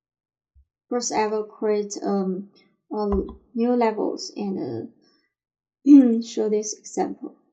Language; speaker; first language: English; non-native, fluent; Chinese